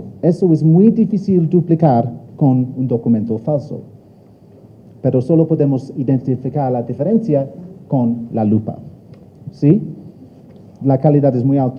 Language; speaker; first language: Spanish; non-native, learner; English